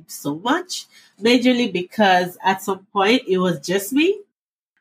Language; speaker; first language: English; non-native, local second language; Yoruba